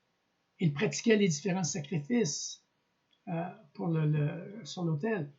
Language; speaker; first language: French; native; French